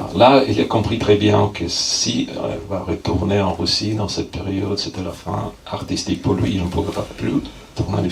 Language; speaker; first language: French; non-native, fluent; Russian